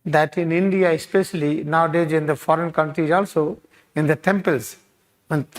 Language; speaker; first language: English; non-native, local second language; Hindi